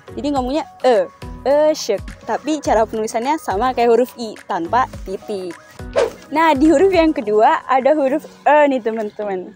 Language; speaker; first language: Indonesian; native; Indonesian